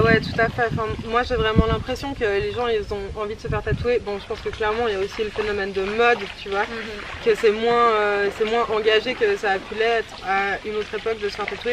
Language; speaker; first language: French; native; French